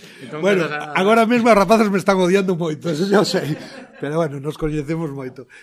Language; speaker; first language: Galician; native; Galician